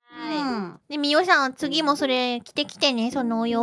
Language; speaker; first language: Japanese; native; Japanese